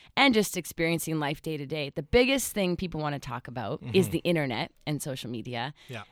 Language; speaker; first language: English; native; English